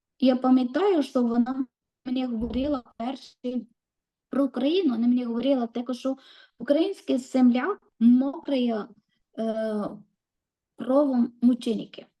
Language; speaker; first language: Ukrainian; non-native, learner; Malayalam